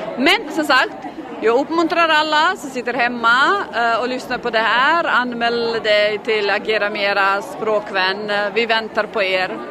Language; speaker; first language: Swedish; non-native, fluent; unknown